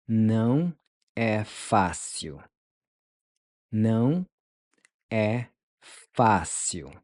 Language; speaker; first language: Portuguese; non-native, fluent; English